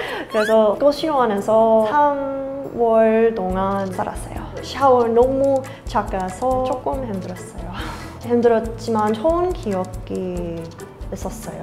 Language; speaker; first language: Korean; non-native, learner; English